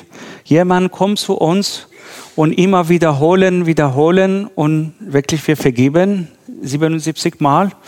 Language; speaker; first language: German; non-native, learner; Persian